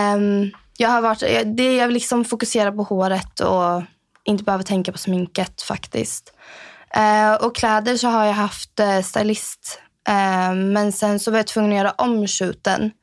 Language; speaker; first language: Swedish; native; Swedish